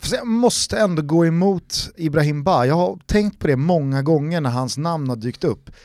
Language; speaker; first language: Swedish; native; Swedish